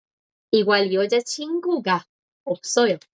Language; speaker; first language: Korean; non-native, fluent; Spanish